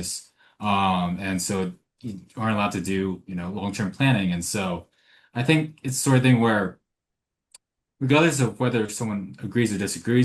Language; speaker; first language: English; native; English